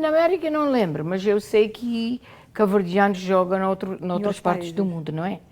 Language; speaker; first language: Portuguese; non-native, local second language; Kabuverdianu